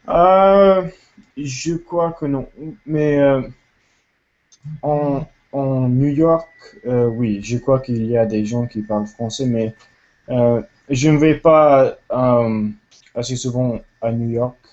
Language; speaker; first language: French; non-native, learner; English